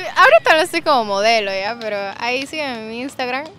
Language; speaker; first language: Spanish; native; Spanish